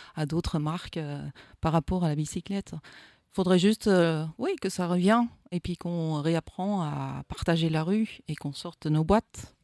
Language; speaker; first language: French; non-native, fluent; Dutch